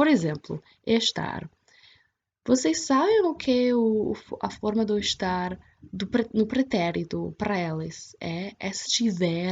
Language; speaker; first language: Portuguese; non-native, fluent; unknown